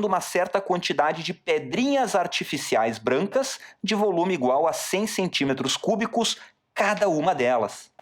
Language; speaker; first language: Portuguese; native; Portuguese